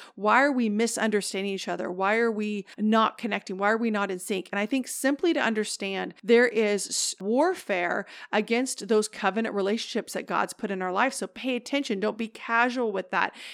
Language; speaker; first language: English; native; English